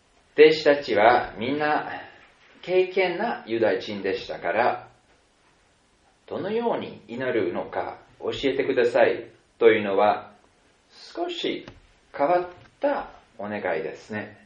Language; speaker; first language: Japanese; non-native, fluent; German